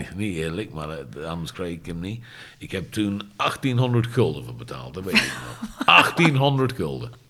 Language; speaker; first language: Dutch; non-native, fluent; English